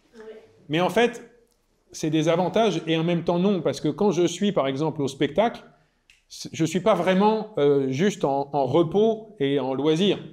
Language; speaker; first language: French; native; French